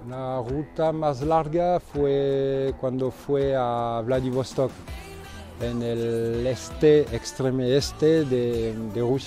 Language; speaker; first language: Spanish; non-native, fluent; French